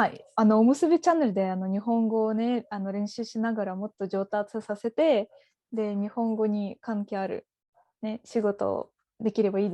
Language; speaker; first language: Japanese; non-native, fluent; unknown